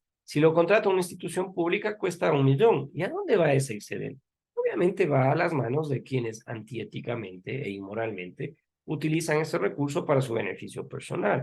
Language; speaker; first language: Spanish; native; Spanish